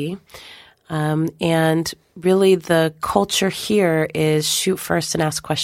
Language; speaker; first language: English; native; English